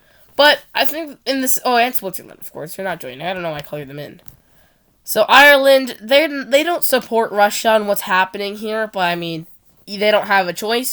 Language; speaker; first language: English; non-native, fluent; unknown